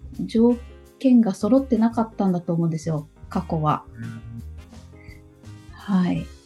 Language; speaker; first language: Japanese; native; Japanese